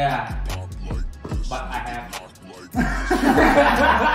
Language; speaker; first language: English; non-native, learner; Thai